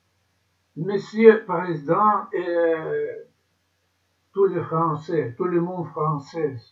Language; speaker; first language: French; non-native, learner; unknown